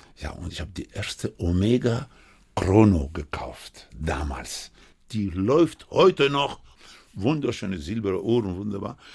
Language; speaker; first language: German; non-native, fluent; Spanish